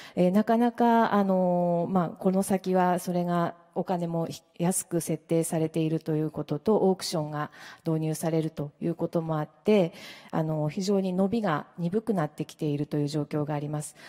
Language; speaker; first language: Japanese; native; Japanese